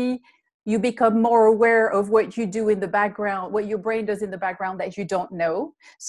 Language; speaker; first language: English; non-native, fluent; French